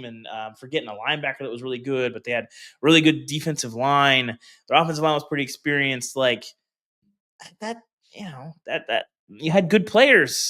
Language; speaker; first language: English; native; English